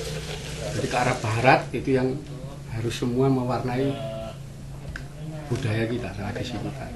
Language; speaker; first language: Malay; non-native, local second language; Javanese